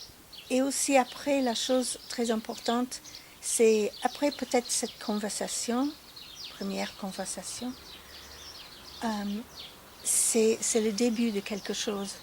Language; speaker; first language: French; non-native, fluent; English